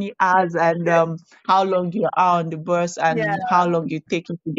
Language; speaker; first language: English; native; English